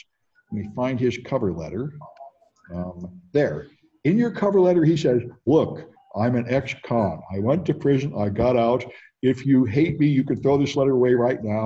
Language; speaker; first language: English; native; English